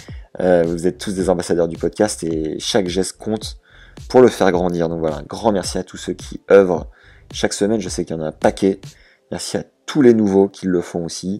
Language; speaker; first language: French; native; French